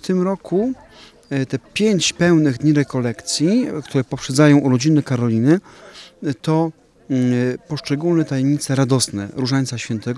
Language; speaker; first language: Polish; native; Polish